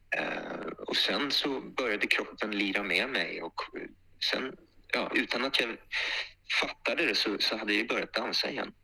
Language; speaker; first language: Swedish; early bilingual, other home language; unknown